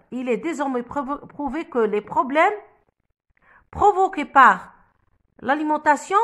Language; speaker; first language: French; non-native, local second language; Arabic